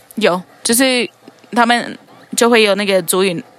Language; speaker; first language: Chinese; non-native, fluent; English